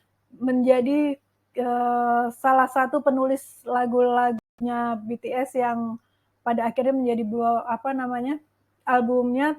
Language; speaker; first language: Indonesian; native; Indonesian